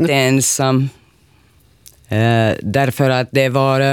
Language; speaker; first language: Swedish; non-native, local second language; Finnish